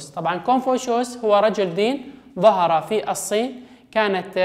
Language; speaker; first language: Arabic; non-native, local second language; Kurdish